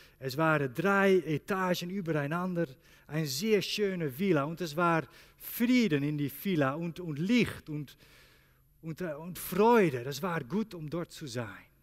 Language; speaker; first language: German; non-native, learner; Dutch